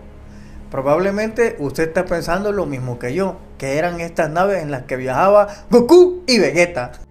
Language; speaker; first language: Spanish; native; Spanish